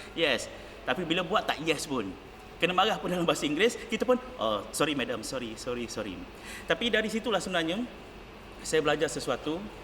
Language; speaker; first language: Malay; native; Malay